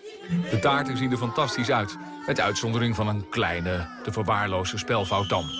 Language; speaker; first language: Dutch; native; Dutch